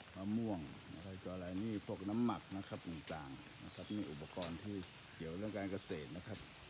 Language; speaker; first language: Thai; native; Thai